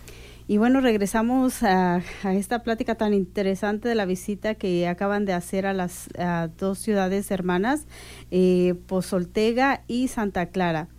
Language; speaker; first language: Spanish; native; Spanish